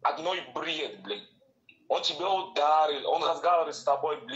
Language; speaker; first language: Russian; non-native, learner; French